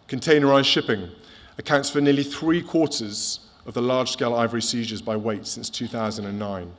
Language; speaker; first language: English; native; English